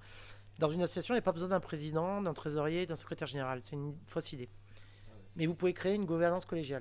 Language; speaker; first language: French; native; French